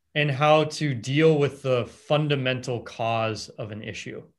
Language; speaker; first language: English; native; English